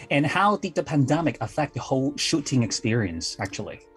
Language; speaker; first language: English; non-native, fluent; Cantonese